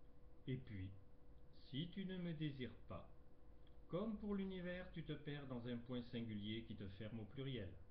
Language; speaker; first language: French; native; French